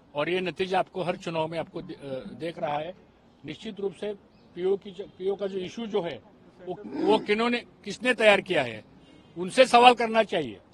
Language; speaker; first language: Hindi; non-native, local second language; Marathi